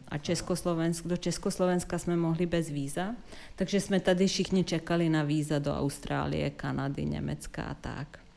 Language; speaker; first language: Czech; non-native, fluent; Serbian